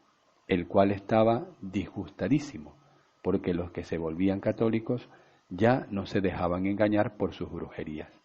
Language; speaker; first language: Spanish; native; Spanish